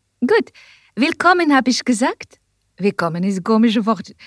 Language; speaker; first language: German; non-native, learner; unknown